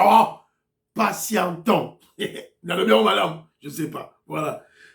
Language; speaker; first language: French; non-native, local second language; Lingala